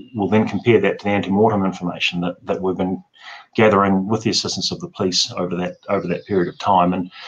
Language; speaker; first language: English; native; English